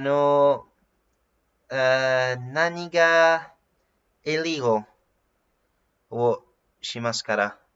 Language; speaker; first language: Japanese; non-native, learner; English